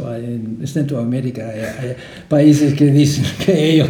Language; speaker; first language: Spanish; non-native, fluent; English